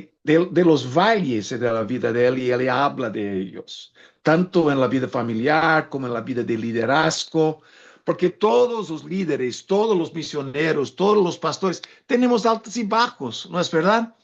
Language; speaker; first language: Spanish; non-native, fluent; English